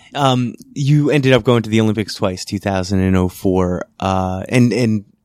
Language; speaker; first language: English; native; English